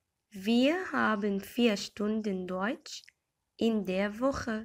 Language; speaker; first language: German; non-native, fluent; Arabic